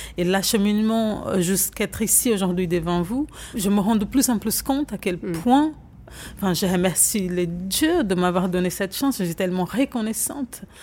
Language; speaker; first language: French; non-native, fluent; Portuguese